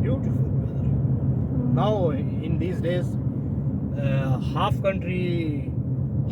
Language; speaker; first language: English; non-native, learner; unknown